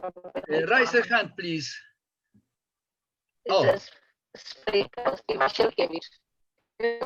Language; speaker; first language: English; non-native, fluent; Polish